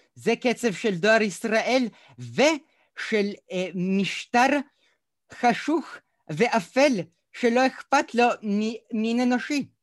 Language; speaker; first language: Hebrew; early bilingual, other home language; Russian